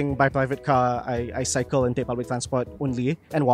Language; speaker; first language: English; non-native, local second language; Malay